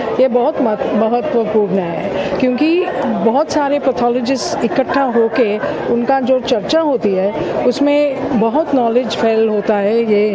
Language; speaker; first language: Hindi; non-native, local second language; Punjabi